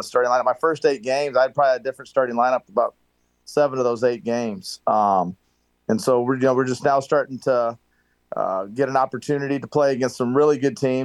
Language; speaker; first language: English; native; English